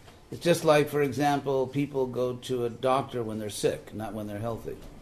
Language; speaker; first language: English; native; English